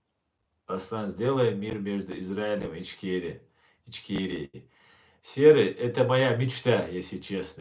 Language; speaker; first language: Russian; non-native, local second language; Chechen